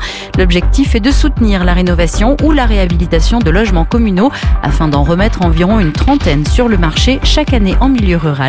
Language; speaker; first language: French; native; French